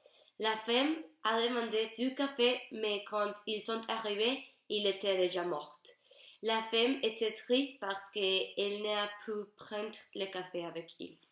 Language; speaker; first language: French; non-native, learner; Spanish